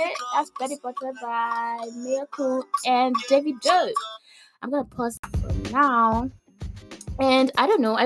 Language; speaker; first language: English; non-native, local second language; Igbo